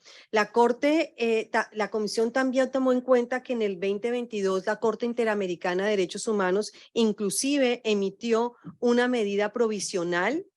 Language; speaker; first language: Spanish; native; Spanish